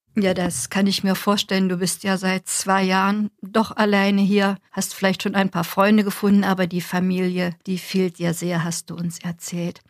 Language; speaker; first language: German; native; German